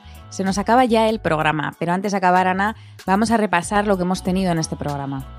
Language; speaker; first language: Spanish; native; Spanish